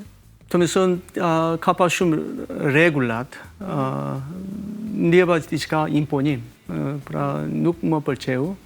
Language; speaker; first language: Albanian; non-native, fluent; Korean